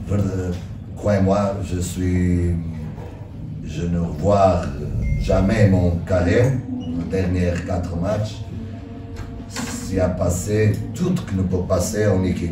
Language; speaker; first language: French; non-native, learner; Portuguese